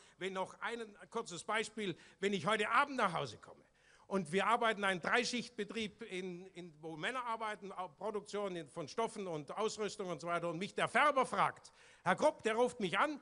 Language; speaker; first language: German; native; German